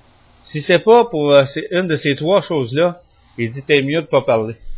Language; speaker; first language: French; native; French